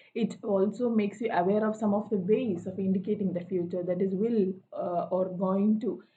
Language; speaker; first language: English; non-native, local second language; Malayalam